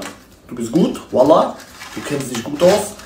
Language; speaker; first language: German; non-native, learner; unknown